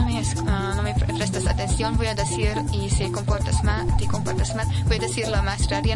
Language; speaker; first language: Spanish; non-native, fluent; Hungarian